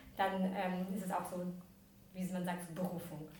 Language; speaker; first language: German; early bilingual, other home language; Russian